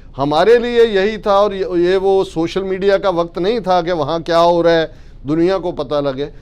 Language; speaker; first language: Urdu; non-native, local second language; Punjabi